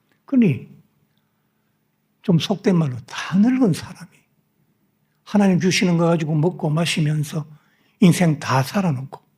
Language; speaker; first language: Korean; native; Korean